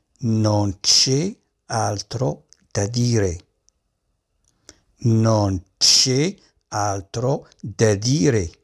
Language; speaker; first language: Italian; non-native, fluent; Arabic